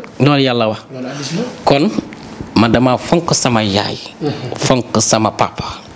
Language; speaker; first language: Wolof; non-native, local second language; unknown